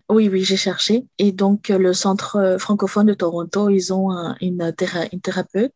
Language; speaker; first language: French; native; French